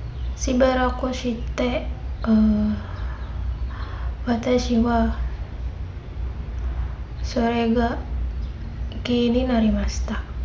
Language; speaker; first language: Japanese; non-native, learner; Indonesian